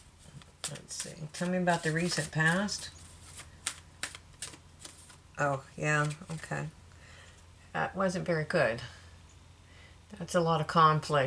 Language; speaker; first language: English; native; English